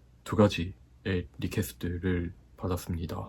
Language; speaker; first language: Korean; non-native, fluent; Japanese